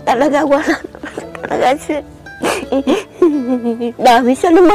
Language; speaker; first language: Filipino; non-native, learner; Vietnamese